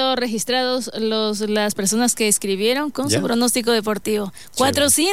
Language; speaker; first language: Spanish; native; Spanish